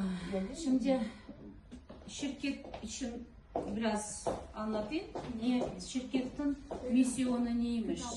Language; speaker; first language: Turkish; non-native, fluent; Russian